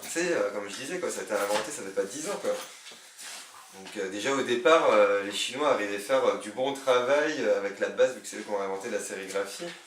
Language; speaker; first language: French; native; French